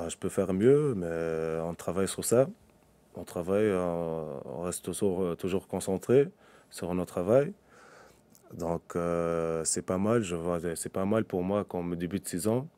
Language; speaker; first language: French; non-native, local second language; Arabic